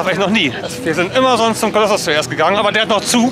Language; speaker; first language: German; native; German